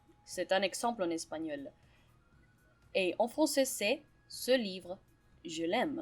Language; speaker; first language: French; non-native, fluent; Spanish